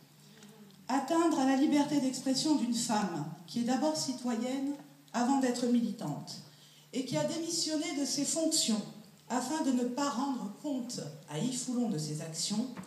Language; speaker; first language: French; native; French